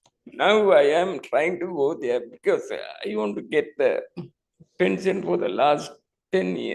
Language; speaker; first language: English; non-native, learner; Tamil